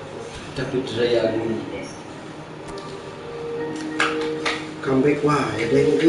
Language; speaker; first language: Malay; non-native, local second language; Sundanese